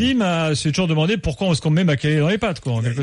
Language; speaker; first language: French; native; French